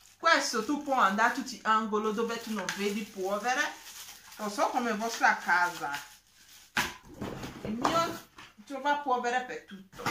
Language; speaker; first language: Italian; non-native, learner; English